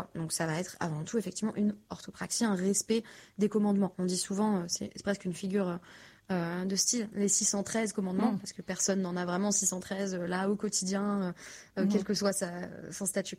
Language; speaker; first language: French; native; French